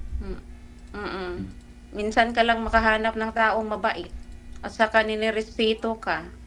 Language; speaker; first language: Filipino; non-native, local second language; Cebuano